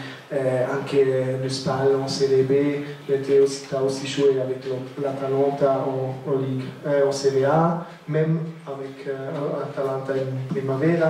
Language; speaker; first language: French; non-native, local second language; German